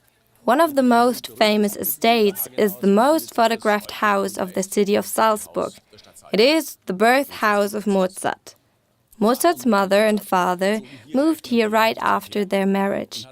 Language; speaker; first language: English; non-native, fluent; German